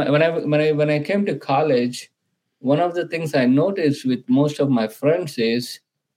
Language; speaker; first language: English; non-native, local second language; Telugu